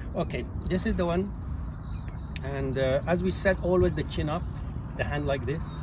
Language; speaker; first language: English; non-native, fluent; Arabic